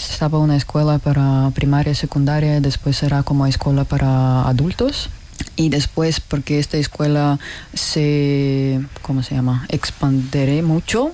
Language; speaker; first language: Spanish; non-native, fluent; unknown